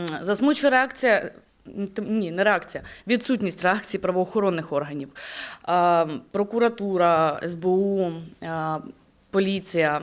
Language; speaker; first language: Ukrainian; native; Ukrainian